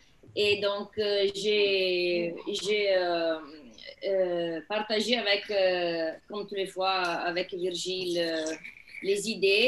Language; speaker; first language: French; non-native, fluent; Italian